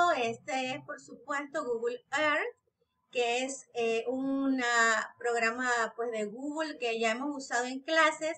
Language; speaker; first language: Spanish; native; Spanish